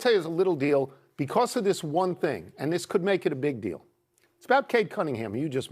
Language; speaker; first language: English; native; English